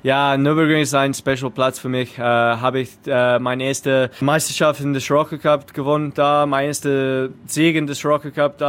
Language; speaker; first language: German; non-native, learner; English